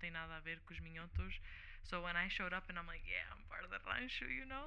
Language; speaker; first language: English; early bilingual, other home language; Portuguese